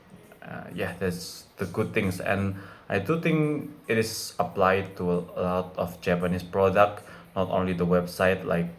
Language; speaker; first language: English; non-native, fluent; Indonesian